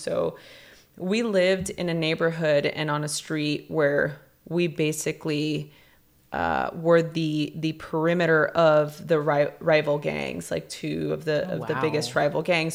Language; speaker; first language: English; native; English